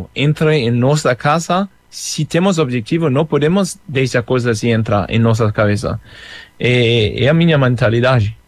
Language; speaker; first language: Portuguese; non-native, fluent; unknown